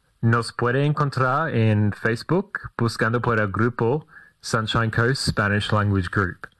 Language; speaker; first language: Spanish; non-native, fluent; English